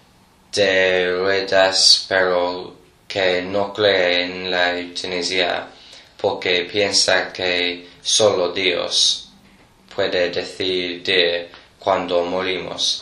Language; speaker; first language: Spanish; non-native, learner; English